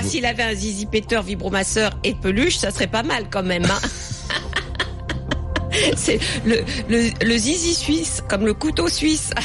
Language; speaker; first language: French; native; French